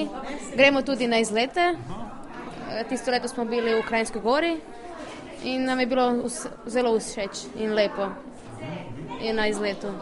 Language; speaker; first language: Slovenian; early bilingual, heritage; Croatian